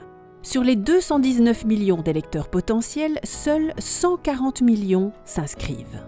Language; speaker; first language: French; native; French